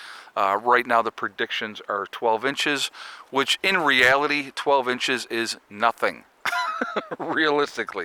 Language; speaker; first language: English; native; English